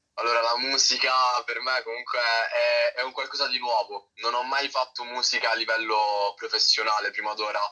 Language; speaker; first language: Italian; native; Italian